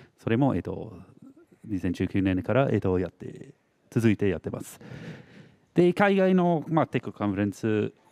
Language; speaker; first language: Japanese; non-native, fluent; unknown